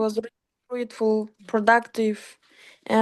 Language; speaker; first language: English; non-native, fluent; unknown